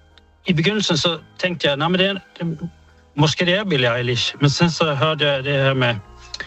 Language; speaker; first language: Danish; early bilingual, heritage; Danish